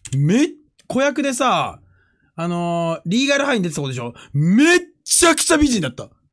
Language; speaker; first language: Japanese; native; Japanese